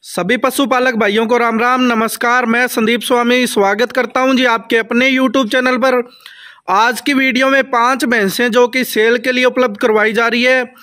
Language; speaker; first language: Hindi; native; Hindi